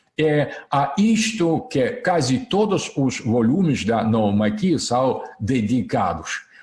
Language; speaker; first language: Portuguese; non-native, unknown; Russian